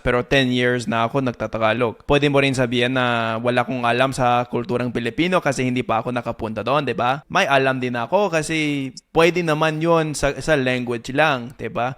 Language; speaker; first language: Filipino; non-native, fluent; English